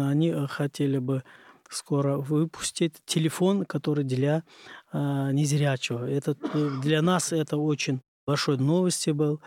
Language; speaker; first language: Russian; non-native, learner; Uzbek